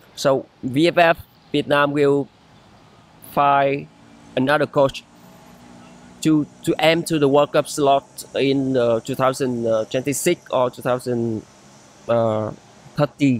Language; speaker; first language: English; non-native, learner; Vietnamese